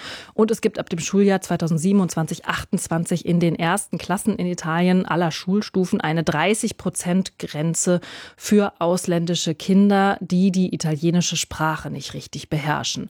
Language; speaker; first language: German; native; German